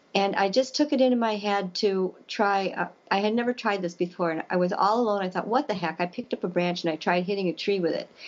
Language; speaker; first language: English; native; English